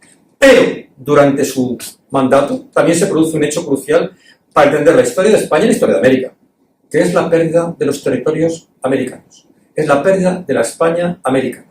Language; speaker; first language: Spanish; native; Spanish